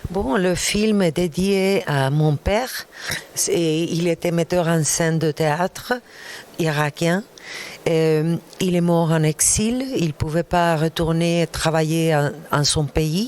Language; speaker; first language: French; non-native, fluent; Arabic